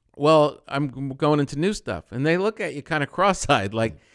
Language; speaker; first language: English; native; English